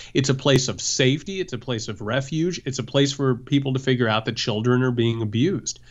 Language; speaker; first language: English; native; English